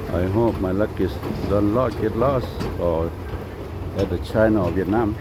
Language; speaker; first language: English; non-native, local second language; Lao